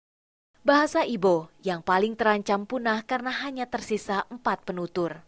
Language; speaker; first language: Indonesian; native; Indonesian